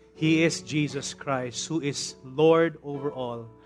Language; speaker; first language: English; non-native, local second language; Filipino